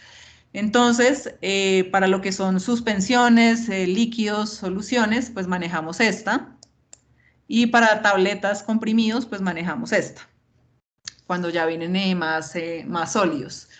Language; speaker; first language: Spanish; native; Spanish